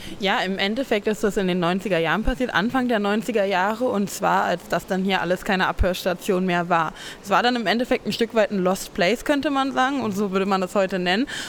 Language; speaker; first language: German; native; German